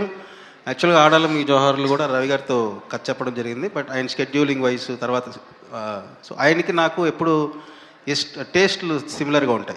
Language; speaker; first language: Telugu; native; Telugu